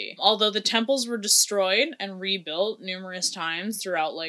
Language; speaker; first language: English; native; English